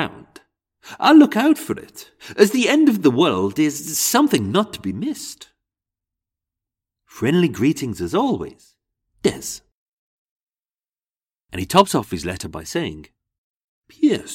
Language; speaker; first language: English; native; English